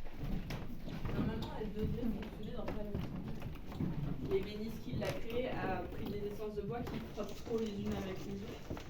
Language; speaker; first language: French; native; French